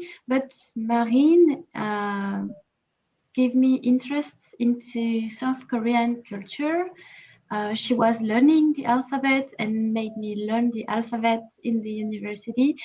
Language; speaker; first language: English; non-native, learner; French